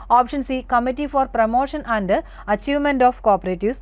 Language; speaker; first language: English; non-native, local second language; Malayalam